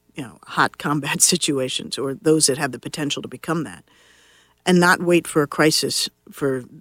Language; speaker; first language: English; native; English